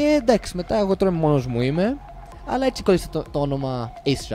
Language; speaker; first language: Greek; early bilingual, heritage; English